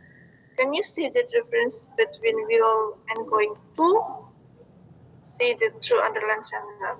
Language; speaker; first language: English; non-native, fluent; Indonesian